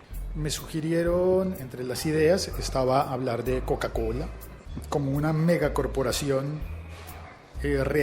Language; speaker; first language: Spanish; native; Spanish